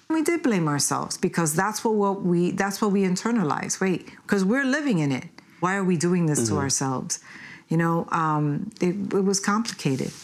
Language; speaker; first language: English; native; English